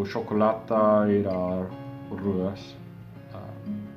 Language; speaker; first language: Lithuanian; non-native, learner; English